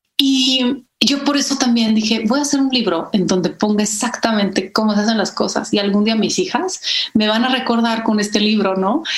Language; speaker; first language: Spanish; early bilingual, other home language; Polish